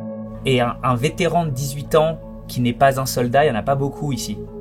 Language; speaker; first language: French; native; French